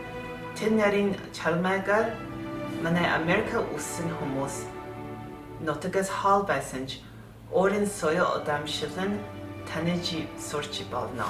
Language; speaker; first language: Mongolian; early bilingual, heritage; Mongolian